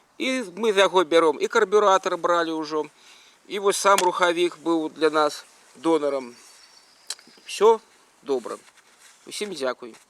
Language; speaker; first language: Belarusian; native; Belarusian